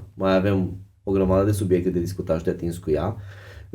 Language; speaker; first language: Romanian; native; Romanian